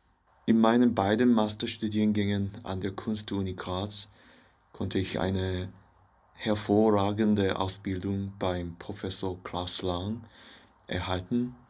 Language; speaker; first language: German; non-native, fluent; Korean